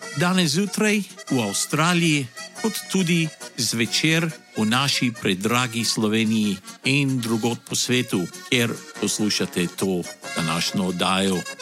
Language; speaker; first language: Slovenian; early bilingual, heritage; Slovenian